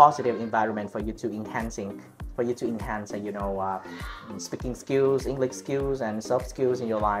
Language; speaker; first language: English; non-native, learner; Vietnamese